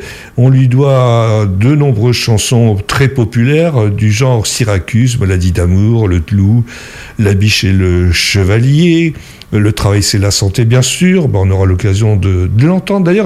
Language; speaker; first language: French; native; French